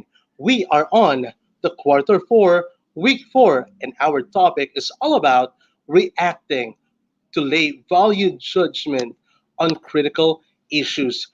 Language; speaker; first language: English; non-native, local second language; Filipino